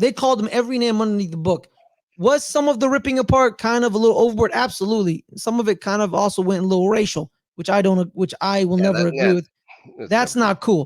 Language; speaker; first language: English; native; English